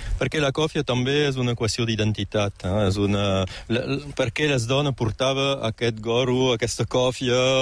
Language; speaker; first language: Catalan; non-native, local second language; French